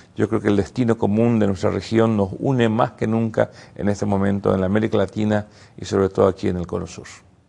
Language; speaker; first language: Spanish; native; Spanish